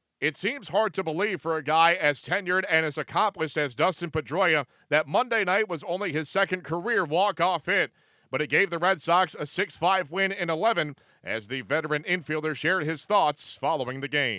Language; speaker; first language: English; native; English